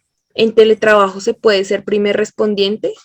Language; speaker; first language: Spanish; native; Spanish